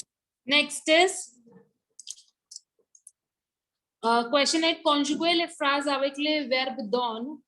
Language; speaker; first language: French; non-native, fluent; Hindi